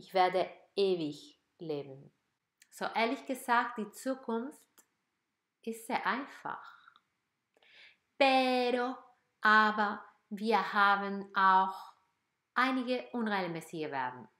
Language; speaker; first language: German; non-native, fluent; Spanish